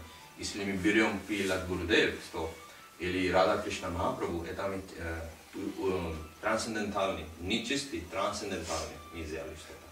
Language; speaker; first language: Russian; non-native, learner; Hindi